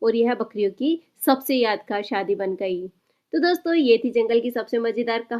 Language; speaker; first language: Hindi; native; Hindi